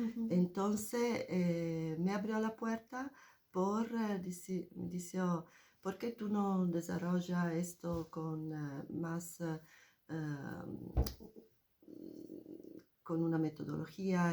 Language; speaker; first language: Spanish; non-native, fluent; Italian